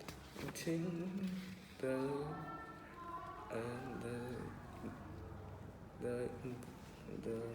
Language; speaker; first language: English; non-native, learner; Vietnamese